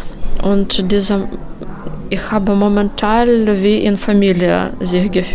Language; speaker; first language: German; non-native, learner; Ukrainian